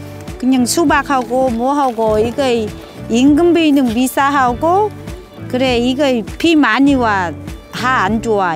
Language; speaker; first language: Korean; non-native, learner; Vietnamese